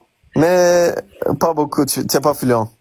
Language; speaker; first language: French; non-native, fluent; Turkish